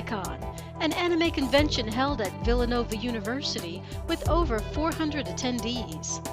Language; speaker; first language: English; native; English